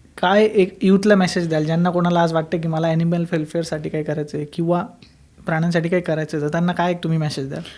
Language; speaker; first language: Marathi; native; Marathi